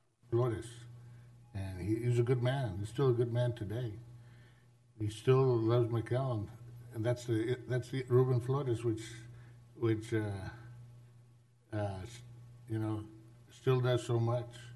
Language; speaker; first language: English; early bilingual, other home language; Spanish